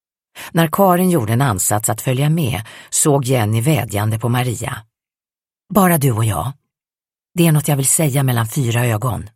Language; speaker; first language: Swedish; native; Swedish